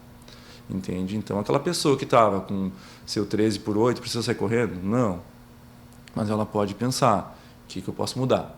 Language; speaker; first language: Portuguese; native; Portuguese